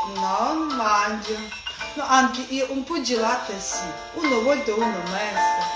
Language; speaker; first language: Italian; non-native, learner; Russian